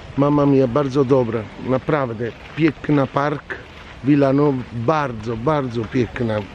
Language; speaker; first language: Polish; non-native, learner; Italian